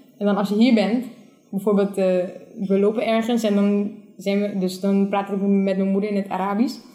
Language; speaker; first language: Dutch; non-native, local second language; Spanish